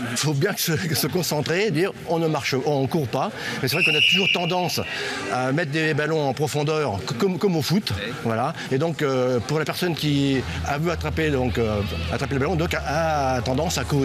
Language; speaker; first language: French; native; French